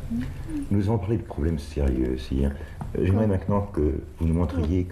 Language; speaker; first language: French; native; French